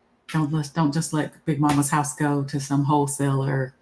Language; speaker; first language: English; native; English